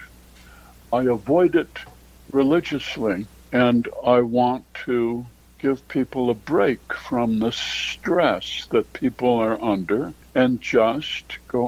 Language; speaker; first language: English; native; English